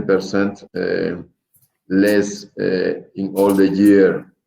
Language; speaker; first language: English; non-native, learner; Spanish